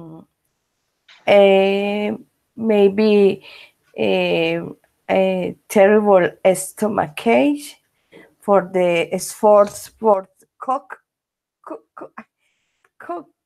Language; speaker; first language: English; non-native, learner; Spanish